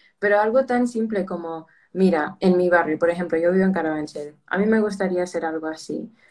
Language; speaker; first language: Spanish; early bilingual, heritage; Spanish